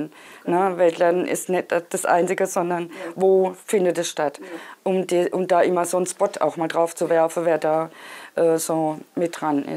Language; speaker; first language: German; native; German